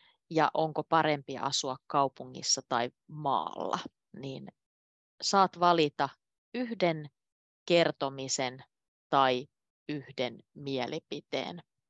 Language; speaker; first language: Finnish; native; Finnish